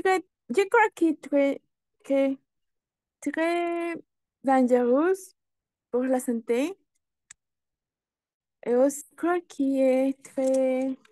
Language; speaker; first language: French; non-native, learner; Spanish